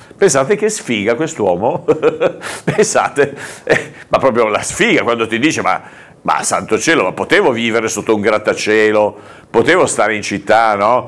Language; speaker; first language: Italian; native; Italian